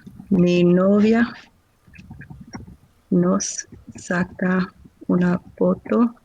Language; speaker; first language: Spanish; non-native, learner; English